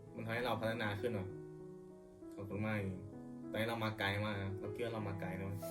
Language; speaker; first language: Thai; early bilingual, other home language; English